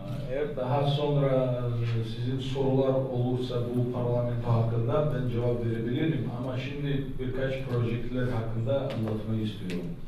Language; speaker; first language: Turkish; non-native, learner; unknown